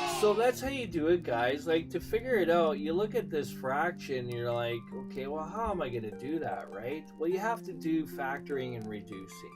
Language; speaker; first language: English; native; English